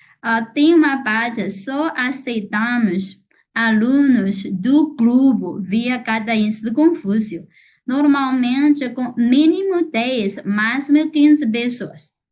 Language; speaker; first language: Portuguese; non-native, fluent; Chinese